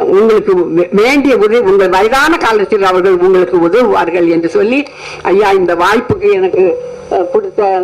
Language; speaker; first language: Tamil; native; Tamil